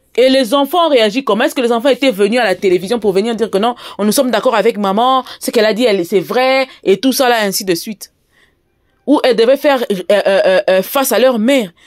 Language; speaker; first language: French; non-native, local second language; Lingala